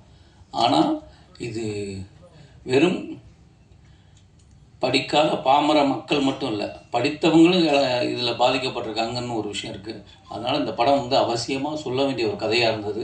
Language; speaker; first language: Tamil; native; Tamil